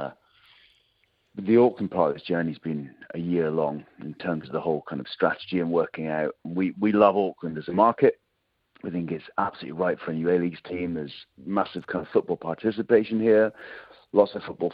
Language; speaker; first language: English; native; English